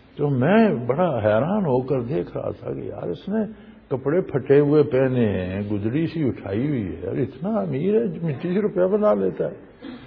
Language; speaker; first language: Urdu; non-native, local second language; Punjabi